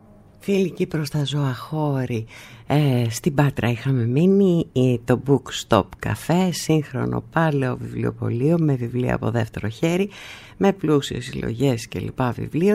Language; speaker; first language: Greek; native; Greek